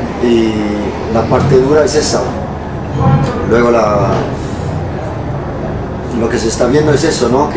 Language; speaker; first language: Spanish; early bilingual, heritage; Spanish